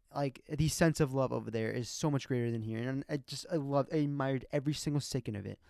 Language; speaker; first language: English; early bilingual, other home language; Spanish